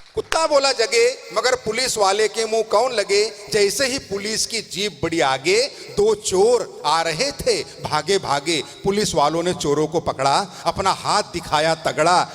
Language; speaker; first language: Hindi; non-native, local second language; Tamil